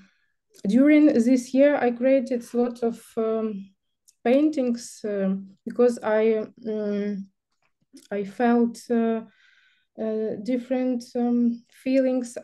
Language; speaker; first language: English; non-native, learner; Ukrainian